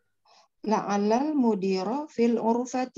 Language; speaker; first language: Arabic; non-native, learner; Indonesian